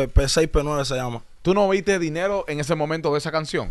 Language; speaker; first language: Spanish; native; Spanish